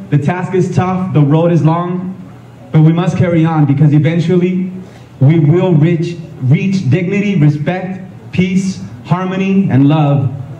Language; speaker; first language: English; early bilingual, other home language; Spanish